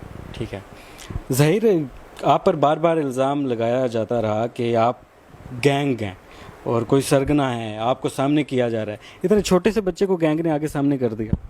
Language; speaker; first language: Urdu; native; Urdu